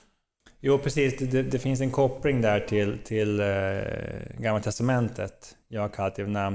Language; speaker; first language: Swedish; native; Swedish